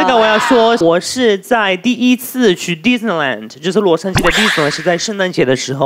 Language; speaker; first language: Chinese; non-native, fluent; Italian